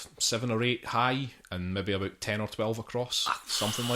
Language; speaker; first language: English; native; English